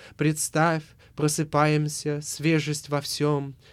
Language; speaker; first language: Russian; early bilingual, heritage; Russian